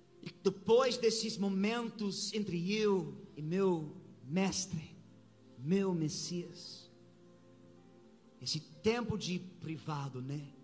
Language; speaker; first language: Portuguese; non-native, fluent; English